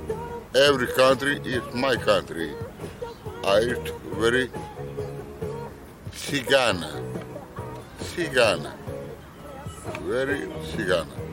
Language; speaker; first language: English; non-native, learner; Romany